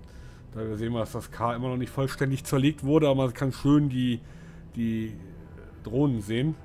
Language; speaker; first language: German; native; German